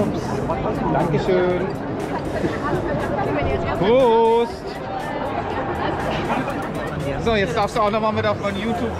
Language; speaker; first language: German; native; German